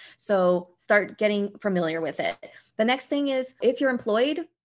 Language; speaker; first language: English; early bilingual, other home language; Portuguese